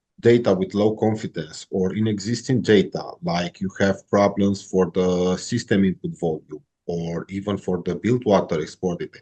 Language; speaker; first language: English; non-native, fluent; Romanian